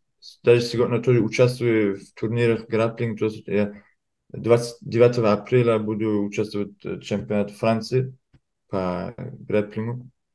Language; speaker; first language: Russian; early bilingual, heritage; Kumyk